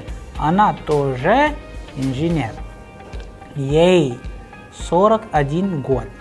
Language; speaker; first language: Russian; non-native, fluent; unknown